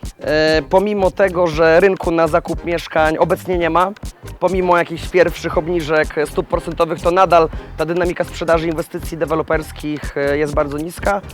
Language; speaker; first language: Polish; native; Polish